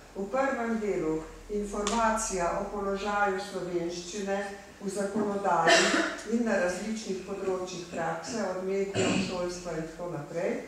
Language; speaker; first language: Slovenian; native; Slovenian